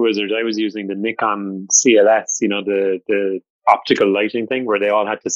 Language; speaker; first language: English; native; English